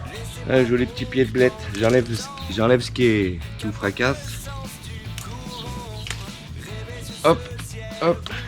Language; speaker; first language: French; native; French